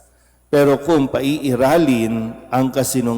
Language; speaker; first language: Filipino; native; Filipino